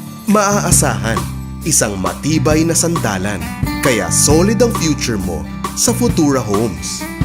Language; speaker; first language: Filipino; native; Filipino